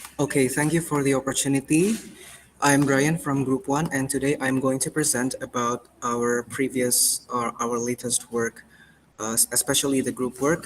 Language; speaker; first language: English; non-native, fluent; Indonesian